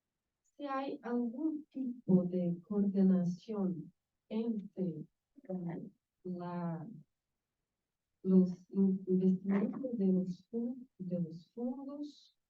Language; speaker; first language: Spanish; non-native, learner; Portuguese